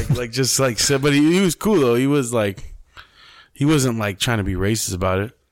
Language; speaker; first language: English; early bilingual, other home language; Spanish